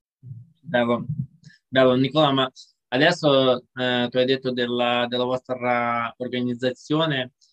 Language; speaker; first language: Italian; non-native, fluent; Russian